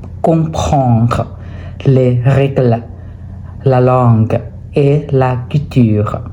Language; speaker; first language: French; non-native, fluent; Thai